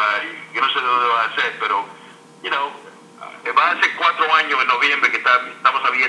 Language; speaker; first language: Spanish; early bilingual, heritage; English